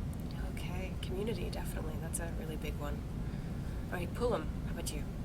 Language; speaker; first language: English; native; English